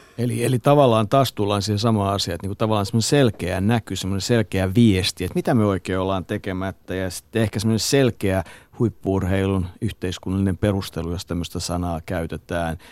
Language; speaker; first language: Finnish; native; Finnish